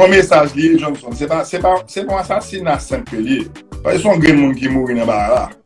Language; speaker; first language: French; non-native, local second language; Haitian Creole